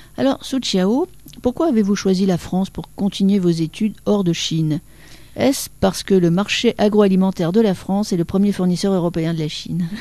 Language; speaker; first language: French; native; French